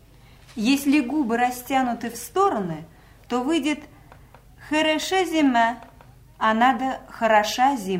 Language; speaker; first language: Russian; native; Russian